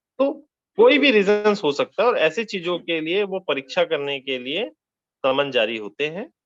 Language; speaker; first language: Hindi; native; Hindi